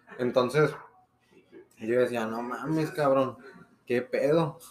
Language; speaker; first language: Spanish; native; Spanish